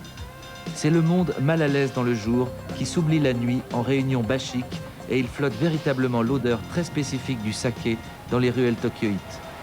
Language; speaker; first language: French; native; French